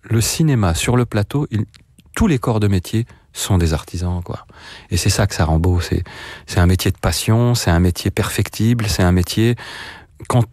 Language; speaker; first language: French; native; French